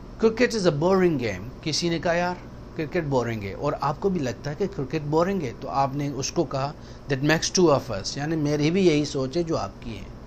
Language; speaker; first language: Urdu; non-native, local second language; Baluchi